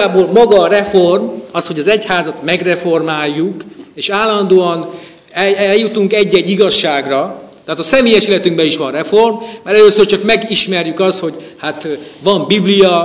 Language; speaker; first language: Hungarian; native; Hungarian